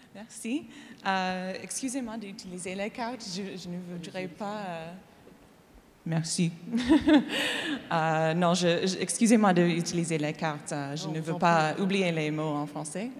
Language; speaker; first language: French; non-native, learner; English